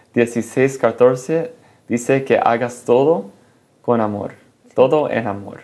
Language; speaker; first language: Spanish; early bilingual, heritage; Spanish